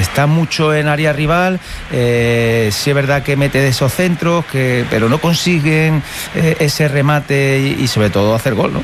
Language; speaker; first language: Spanish; native; Spanish